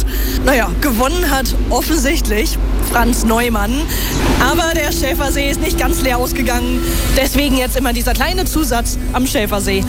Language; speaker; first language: German; native; German